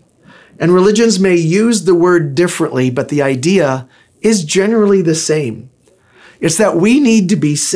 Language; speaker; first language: English; native; English